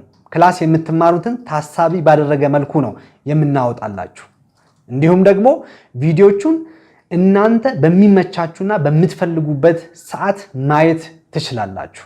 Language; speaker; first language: Amharic; native; Amharic